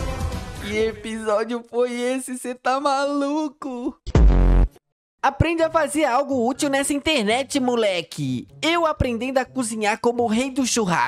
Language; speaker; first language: Portuguese; native; Portuguese